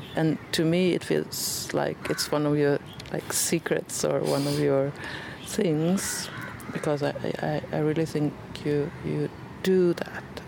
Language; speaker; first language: English; non-native, fluent; Swedish